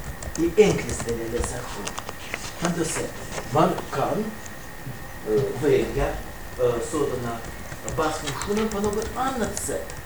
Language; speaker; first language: Swedish; non-native, fluent; Russian